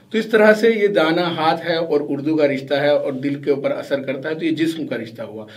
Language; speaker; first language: Urdu; native; Urdu